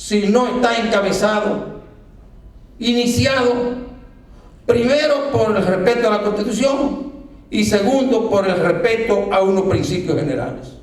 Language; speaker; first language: Spanish; native; Spanish